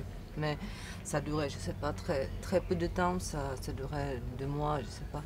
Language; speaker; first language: French; non-native, fluent; Czech